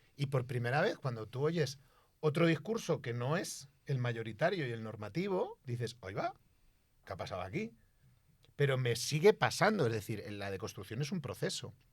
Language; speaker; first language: Spanish; native; Spanish